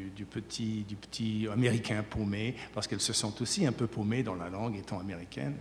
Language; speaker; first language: French; native; French